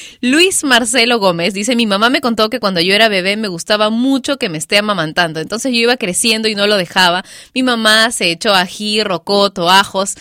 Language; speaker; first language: Spanish; native; Spanish